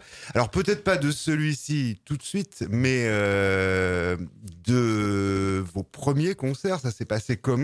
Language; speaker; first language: French; native; French